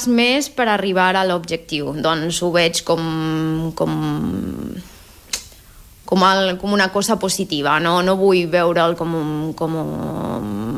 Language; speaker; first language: Catalan; non-native, fluent; Spanish